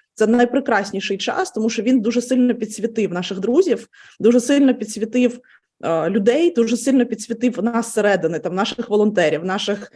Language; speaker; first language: Ukrainian; native; Ukrainian